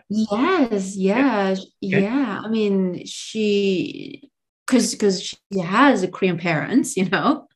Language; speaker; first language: English; non-native, fluent; Korean